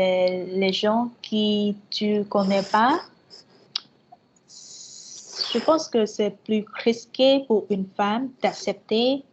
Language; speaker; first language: French; non-native, fluent; Vietnamese